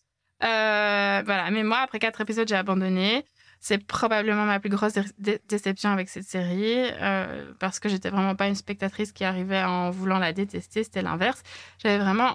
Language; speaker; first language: French; native; French